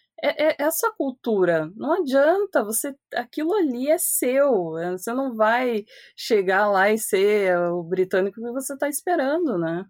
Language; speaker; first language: Portuguese; native; Portuguese